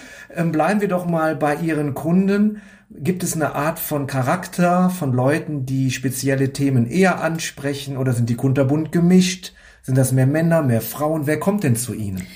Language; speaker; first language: German; native; German